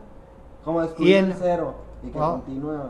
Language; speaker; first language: Spanish; native; Spanish